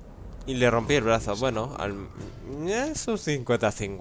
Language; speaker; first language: Spanish; native; Spanish